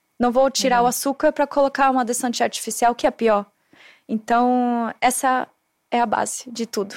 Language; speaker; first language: Portuguese; non-native, fluent; German